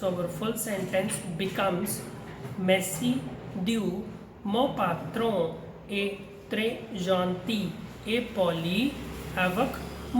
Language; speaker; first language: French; non-native, learner; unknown